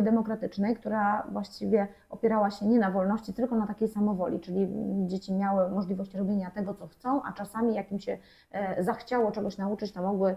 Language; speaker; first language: Polish; native; Polish